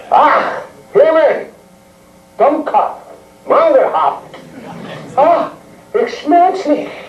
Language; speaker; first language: German; non-native, learner; English